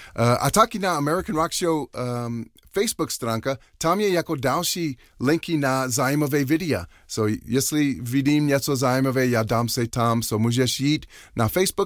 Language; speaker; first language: Czech; non-native, learner; English